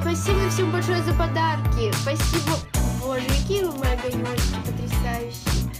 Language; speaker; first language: Russian; native; Russian